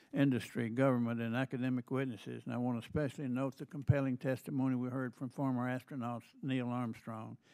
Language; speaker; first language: English; native; English